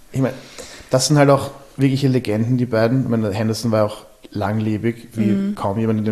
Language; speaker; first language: German; native; German